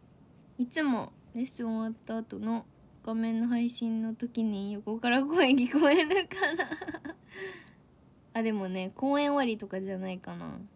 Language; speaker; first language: Japanese; native; Japanese